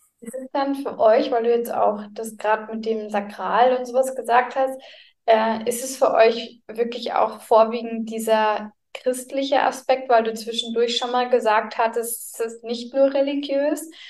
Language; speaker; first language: German; native; German